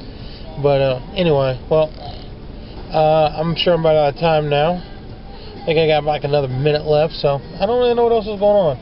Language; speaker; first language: English; native; English